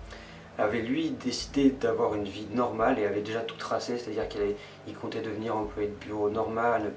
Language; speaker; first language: French; native; French